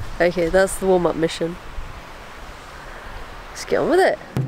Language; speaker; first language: English; native; English